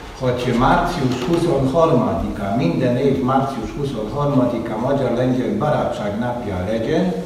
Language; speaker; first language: Hungarian; non-native, fluent; Polish